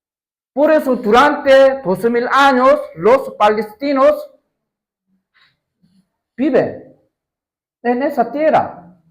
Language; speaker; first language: Spanish; non-native, learner; Korean